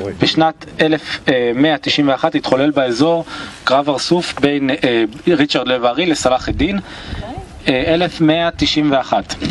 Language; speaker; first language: Hebrew; native; Hebrew